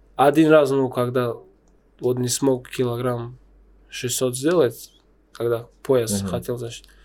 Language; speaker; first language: Russian; non-native, local second language; Tajik